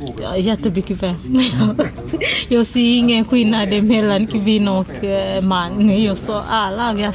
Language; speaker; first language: Swedish; non-native, learner; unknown